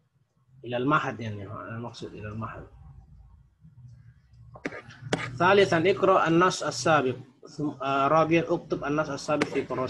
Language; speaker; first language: Arabic; non-native, fluent; Indonesian